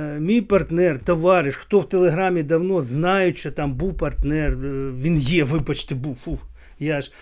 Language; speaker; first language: Ukrainian; native; Ukrainian